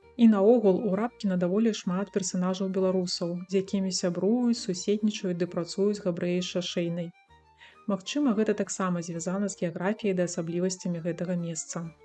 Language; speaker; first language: Belarusian; native; Belarusian